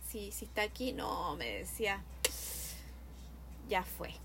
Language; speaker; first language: Spanish; native; Spanish